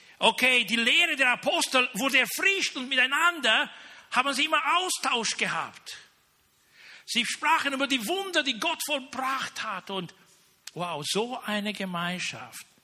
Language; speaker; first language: German; non-native, fluent; Romanian